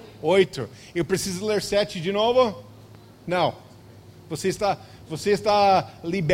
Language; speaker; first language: Portuguese; non-native, fluent; English